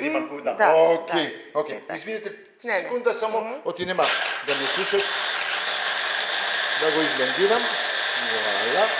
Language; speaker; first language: Macedonian; non-native, fluent; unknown